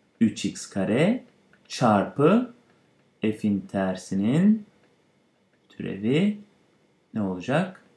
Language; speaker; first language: Turkish; native; Turkish